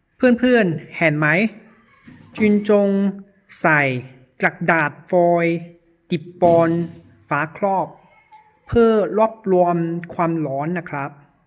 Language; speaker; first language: Thai; non-native, learner; Chinese